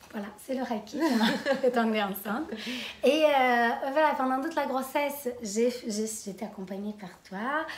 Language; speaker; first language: French; non-native, fluent; Portuguese